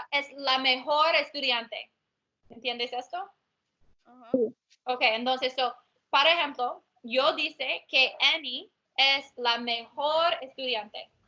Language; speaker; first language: Spanish; non-native, learner; English